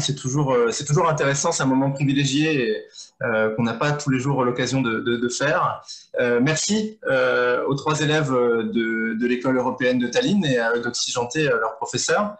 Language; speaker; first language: French; native; French